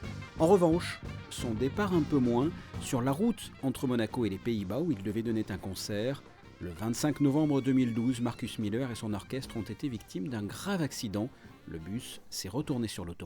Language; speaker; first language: French; native; French